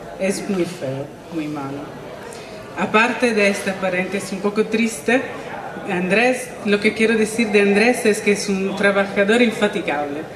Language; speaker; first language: Spanish; non-native, fluent; Italian